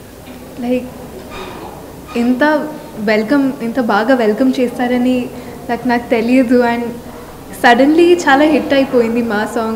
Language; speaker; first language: Telugu; non-native, fluent; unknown